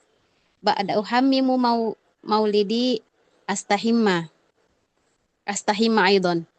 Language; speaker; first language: Arabic; non-native, learner; Indonesian